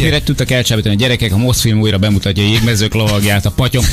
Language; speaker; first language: Hungarian; native; Hungarian